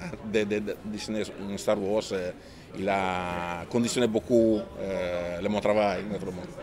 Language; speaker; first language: French; non-native, fluent; Italian